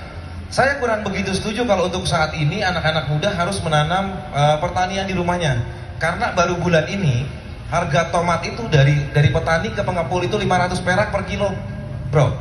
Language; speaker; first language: Indonesian; native; Indonesian